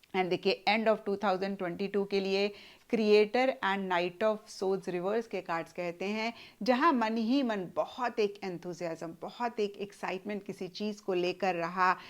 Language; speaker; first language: Hindi; native; Hindi